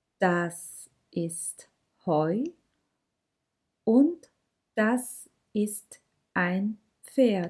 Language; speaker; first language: German; non-native, learner; Turkish